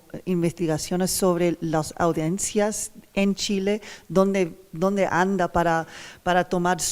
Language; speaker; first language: Spanish; non-native, learner; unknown